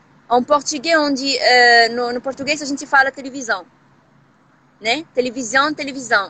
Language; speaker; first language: Portuguese; non-native, fluent; Arabic